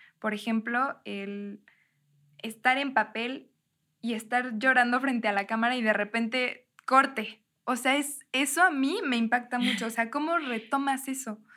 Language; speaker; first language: Spanish; native; Spanish